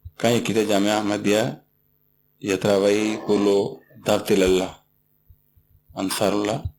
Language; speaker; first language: French; non-native, learner; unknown